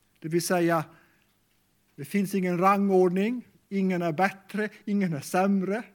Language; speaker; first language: Swedish; native; Swedish